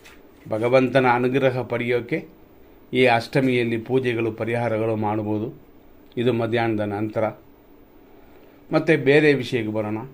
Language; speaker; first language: Kannada; native; Kannada